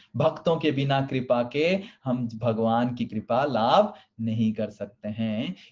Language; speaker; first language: Hindi; non-native, local second language; Odia